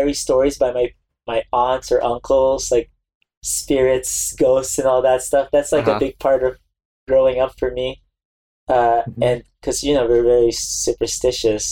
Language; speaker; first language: English; non-native, local second language; Filipino